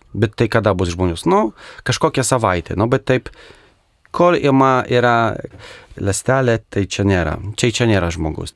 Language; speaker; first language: Lithuanian; non-native, local second language; Polish